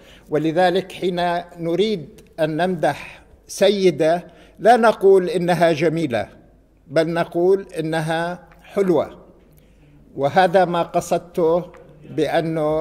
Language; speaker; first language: Arabic; native; Arabic